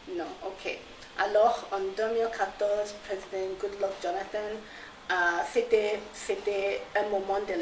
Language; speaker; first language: French; non-native, fluent; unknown